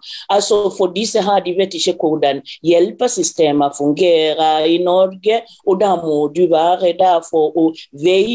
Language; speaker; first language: Norwegian; non-native, fluent; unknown